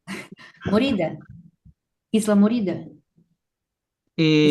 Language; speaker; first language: Spanish; non-native, learner; Russian